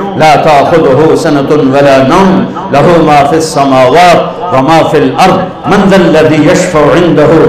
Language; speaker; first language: Urdu; non-native, local second language; Punjabi